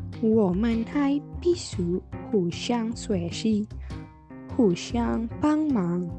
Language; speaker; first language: Chinese; non-native, learner; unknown